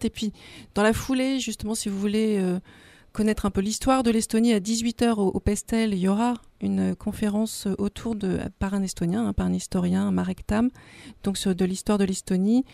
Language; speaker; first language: French; native; French